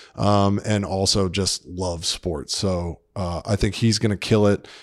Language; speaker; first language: English; native; English